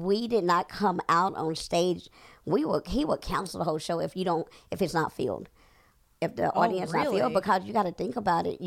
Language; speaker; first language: English; native; English